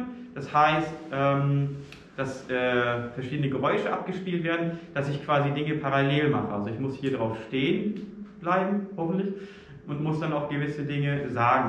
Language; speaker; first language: German; native; German